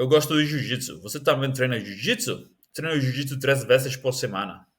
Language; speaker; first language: Portuguese; non-native, learner; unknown